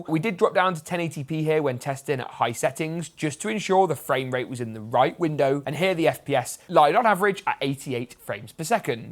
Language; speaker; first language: English; native; English